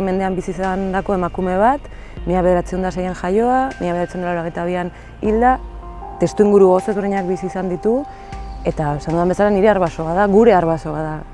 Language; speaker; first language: Basque; native; Basque